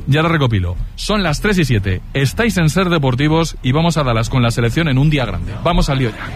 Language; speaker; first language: Spanish; native; Spanish